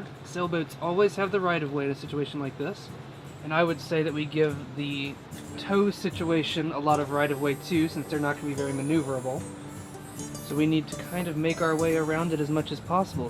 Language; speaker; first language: English; native; English